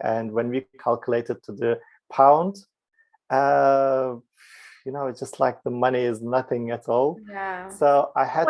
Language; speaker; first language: English; non-native, fluent; Turkish